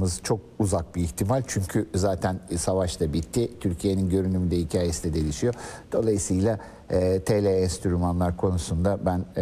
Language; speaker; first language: Turkish; native; Turkish